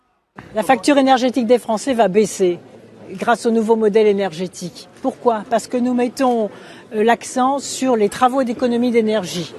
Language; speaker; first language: French; native; French